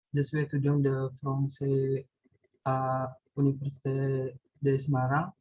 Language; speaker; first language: French; non-native, learner; Indonesian